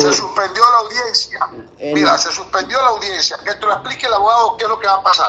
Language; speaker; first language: Spanish; native; Spanish